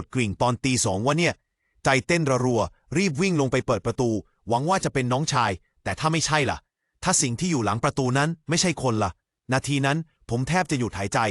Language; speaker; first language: Thai; native; Thai